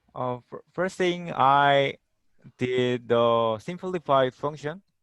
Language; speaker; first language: English; non-native, learner; Korean